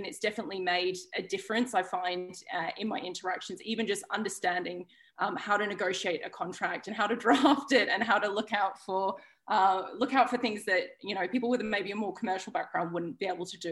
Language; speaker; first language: English; native; English